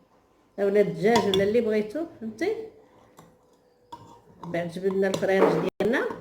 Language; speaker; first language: Arabic; native; Arabic